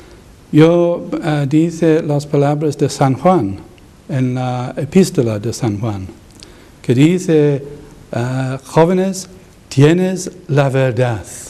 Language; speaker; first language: Spanish; non-native, learner; English